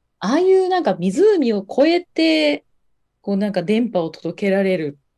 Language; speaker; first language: Japanese; native; Japanese